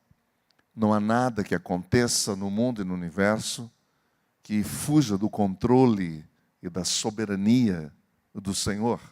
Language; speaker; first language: Portuguese; native; Portuguese